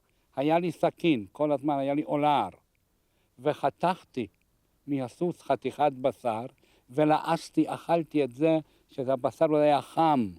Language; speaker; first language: Hebrew; non-native, fluent; Hungarian